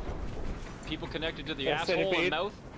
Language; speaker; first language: English; native; English